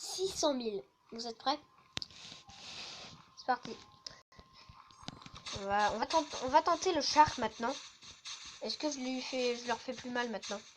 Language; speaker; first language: French; native; French